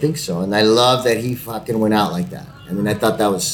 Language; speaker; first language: English; non-native, fluent; Spanish